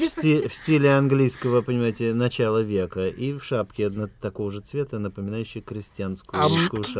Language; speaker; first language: Russian; native; Russian